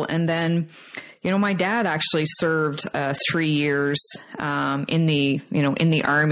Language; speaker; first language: English; native; English